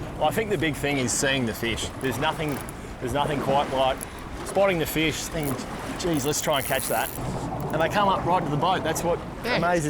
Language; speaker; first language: English; native; English